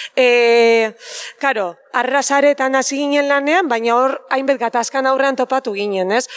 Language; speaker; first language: Basque; native; Basque